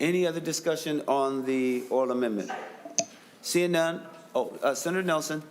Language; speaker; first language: English; native; English